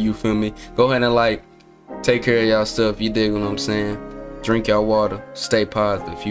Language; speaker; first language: English; native; English